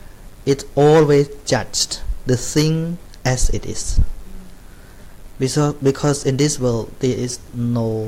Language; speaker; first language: English; non-native, learner; Khmer